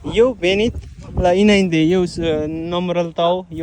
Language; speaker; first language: Romanian; non-native, learner; Nepali